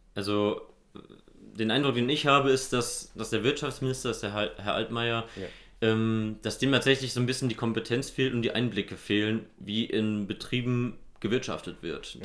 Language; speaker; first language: German; native; German